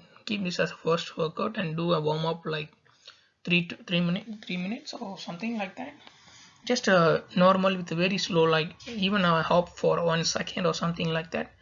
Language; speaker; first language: English; non-native, local second language; Tamil